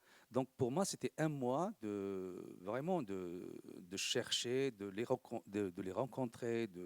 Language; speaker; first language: French; non-native, local second language; Arabic